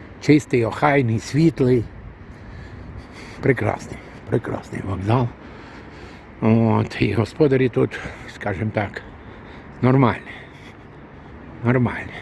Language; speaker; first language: Ukrainian; non-native, local second language; Russian